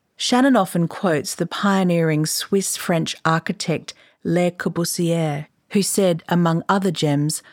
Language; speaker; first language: English; native; English